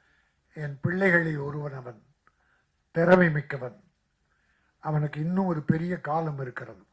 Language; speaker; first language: Tamil; native; Tamil